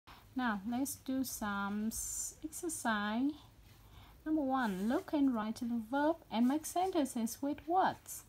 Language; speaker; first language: English; non-native, learner; Vietnamese